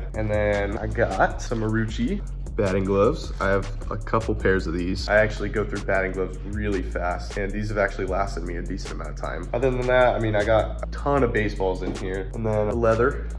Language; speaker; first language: English; native; English